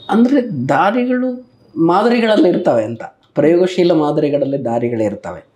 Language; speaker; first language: Kannada; native; Kannada